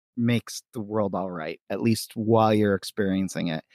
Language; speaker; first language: English; native; English